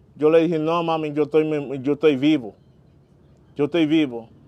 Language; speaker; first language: Spanish; non-native, learner; Haitian Creole